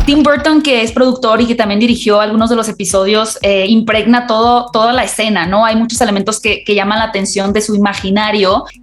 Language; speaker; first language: Spanish; native; Spanish